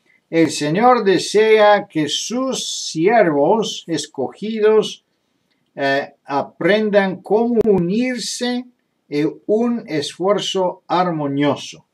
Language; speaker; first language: Spanish; non-native, fluent; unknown